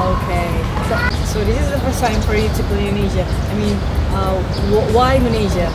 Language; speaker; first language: English; non-native, fluent; Indonesian